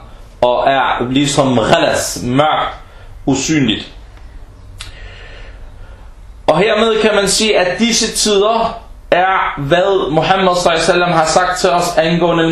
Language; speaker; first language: Danish; non-native, local second language; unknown